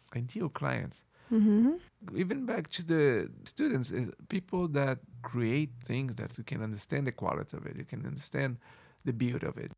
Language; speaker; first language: English; non-native, fluent; Portuguese